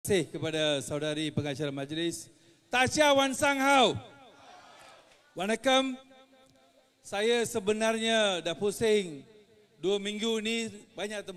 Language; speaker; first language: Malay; non-native, local second language; Tamil